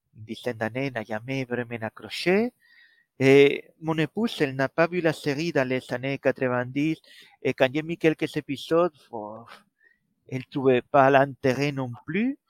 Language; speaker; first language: French; non-native, fluent; Spanish